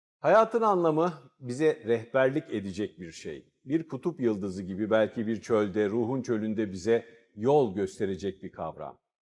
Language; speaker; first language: Turkish; native; Turkish